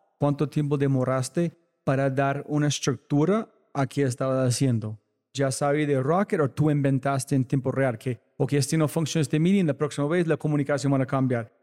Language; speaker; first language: Spanish; non-native, fluent; English